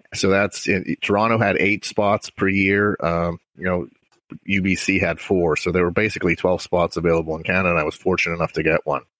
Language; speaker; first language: English; native; English